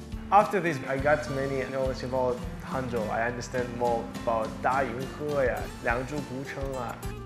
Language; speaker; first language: English; non-native, fluent; Uzbek